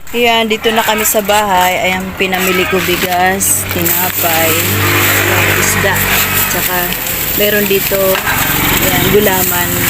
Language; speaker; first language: Filipino; non-native, local second language; Waray